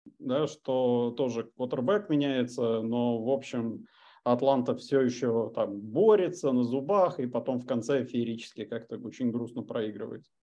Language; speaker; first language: Russian; native; Russian